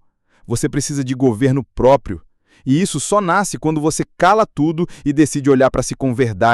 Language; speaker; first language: Portuguese; native; Portuguese